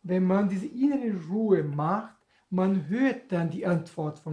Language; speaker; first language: German; non-native, learner; Portuguese